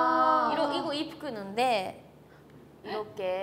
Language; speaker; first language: Korean; non-native, learner; Japanese